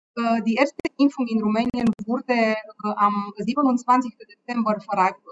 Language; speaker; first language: German; non-native, fluent; Romanian